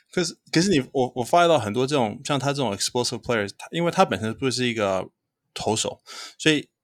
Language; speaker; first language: Chinese; early bilingual, heritage; Chinese